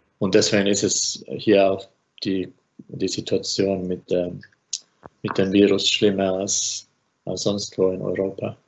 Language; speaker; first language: German; non-native, fluent; Finnish